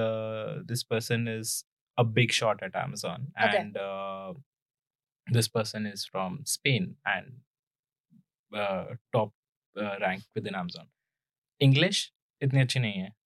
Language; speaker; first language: English; non-native, local second language; Punjabi